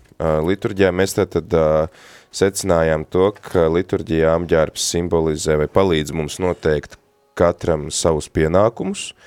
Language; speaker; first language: Latvian; native; Latvian